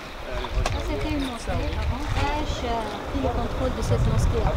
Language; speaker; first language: French; non-native, fluent; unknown